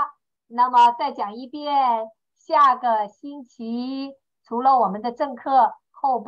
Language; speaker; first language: Chinese; native; Chinese